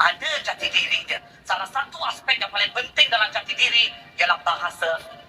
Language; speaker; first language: Malay; native; Malay